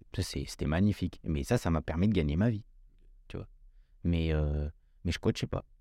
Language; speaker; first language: French; early bilingual, other home language; Kabyle